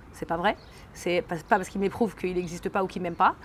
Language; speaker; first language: French; early bilingual, other home language; English